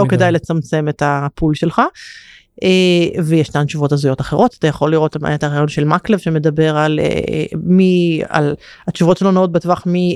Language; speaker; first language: Hebrew; native; Hebrew